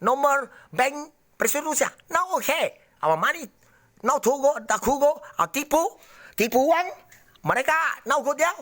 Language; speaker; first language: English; non-native, learner; Indonesian